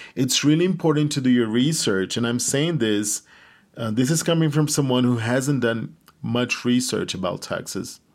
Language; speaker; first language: English; non-native, fluent; Portuguese